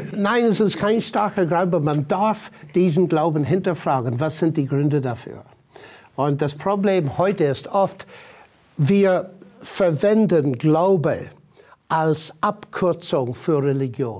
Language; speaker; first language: German; non-native, fluent; English